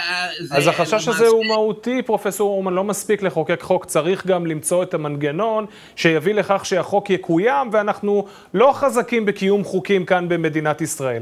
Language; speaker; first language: Hebrew; native; Hebrew